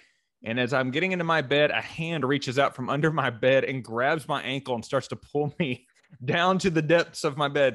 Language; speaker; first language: English; native; English